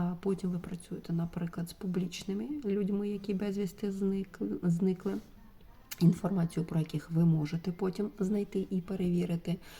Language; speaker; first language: Ukrainian; non-native, local second language; Russian